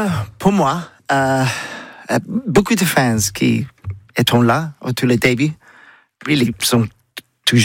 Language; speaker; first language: French; non-native, learner; English